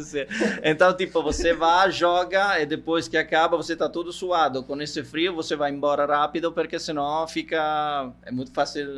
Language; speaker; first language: Portuguese; non-native, fluent; Italian